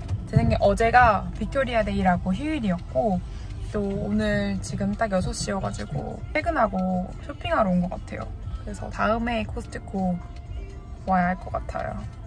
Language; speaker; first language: Korean; native; Korean